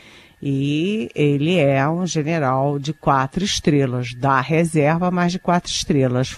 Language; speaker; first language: Portuguese; native; Portuguese